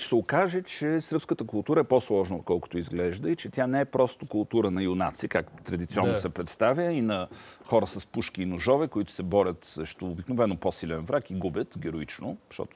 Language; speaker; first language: Bulgarian; native; Bulgarian